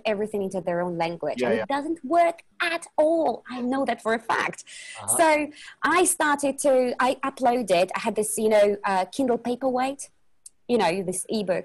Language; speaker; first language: English; non-native, fluent; Russian